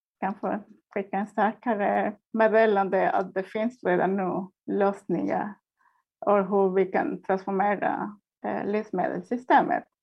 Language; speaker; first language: Swedish; non-native, fluent; Spanish